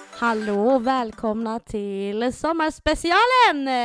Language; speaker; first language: Swedish; native; Swedish